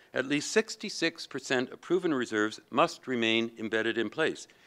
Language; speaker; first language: English; native; English